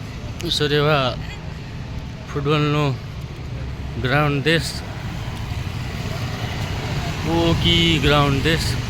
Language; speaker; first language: Japanese; non-native, learner; Nepali